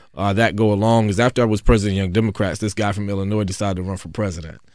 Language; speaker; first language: English; native; English